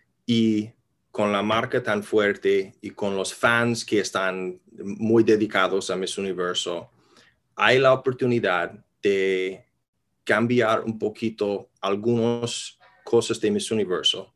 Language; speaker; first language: Spanish; non-native, fluent; English